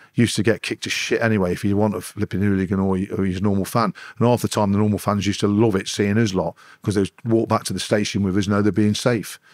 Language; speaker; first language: English; native; English